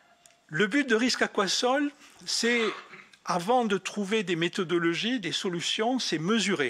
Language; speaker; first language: French; native; French